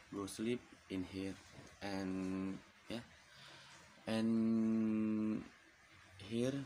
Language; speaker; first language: English; non-native, learner; Indonesian